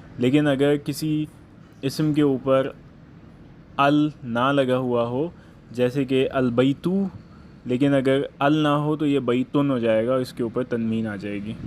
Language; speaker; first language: Urdu; native; Urdu